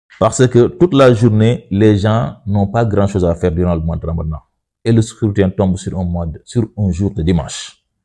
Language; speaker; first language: French; non-native, local second language; Wolof